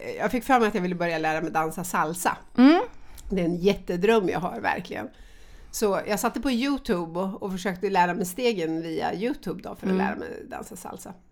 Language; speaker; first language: Swedish; native; Swedish